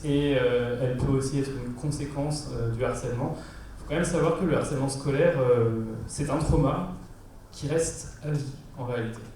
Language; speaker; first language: French; native; French